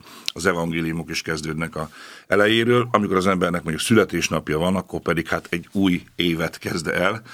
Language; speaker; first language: Hungarian; native; Hungarian